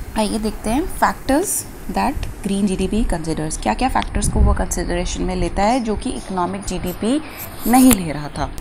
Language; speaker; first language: Hindi; native; Hindi